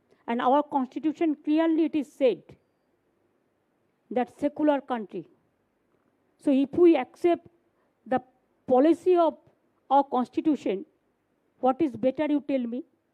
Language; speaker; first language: English; non-native, local second language; Bangla